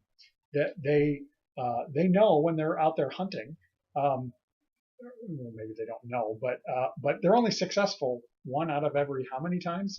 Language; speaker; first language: English; native; English